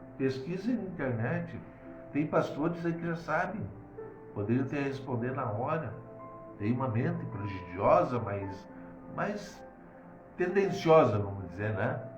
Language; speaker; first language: Portuguese; native; Portuguese